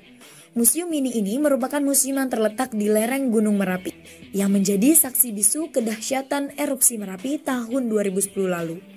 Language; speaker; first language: Indonesian; native; Indonesian